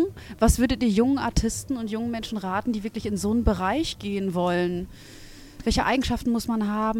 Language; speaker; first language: German; native; German